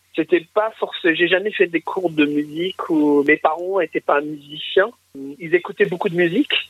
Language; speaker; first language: French; early bilingual, other home language; English